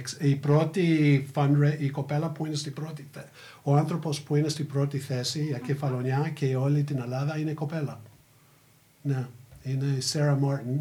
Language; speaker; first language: Greek; early bilingual, heritage; Greek